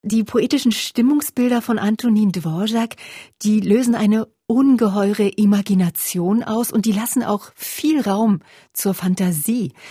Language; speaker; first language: German; native; German